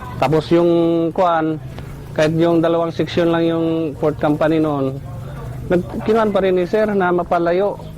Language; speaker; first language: Filipino; non-native, local second language; Cebuano